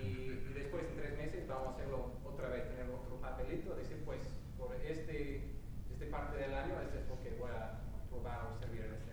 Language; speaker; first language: Spanish; non-native, learner; English